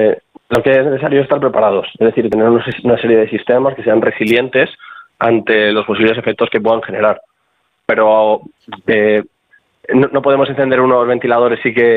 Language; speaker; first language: Spanish; native; Spanish